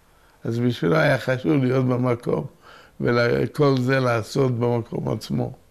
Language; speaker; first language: Hebrew; early bilingual, other home language; Yiddish